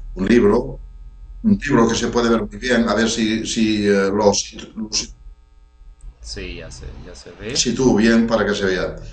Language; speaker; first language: Spanish; native; Spanish